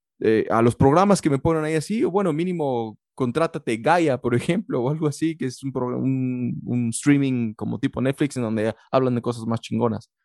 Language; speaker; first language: Spanish; early bilingual, heritage; Spanish